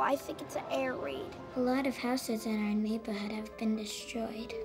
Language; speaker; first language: English; native; English